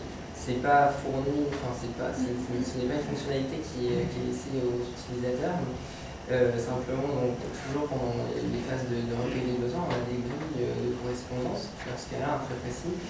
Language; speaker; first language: French; native; French